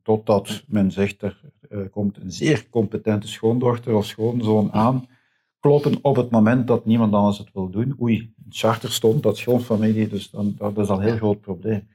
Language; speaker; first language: Dutch; native; Dutch